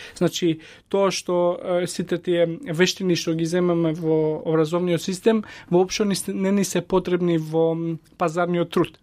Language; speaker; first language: Macedonian; non-native, local second language; Albanian